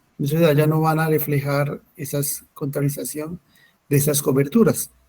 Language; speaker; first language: Spanish; non-native, fluent; Hindi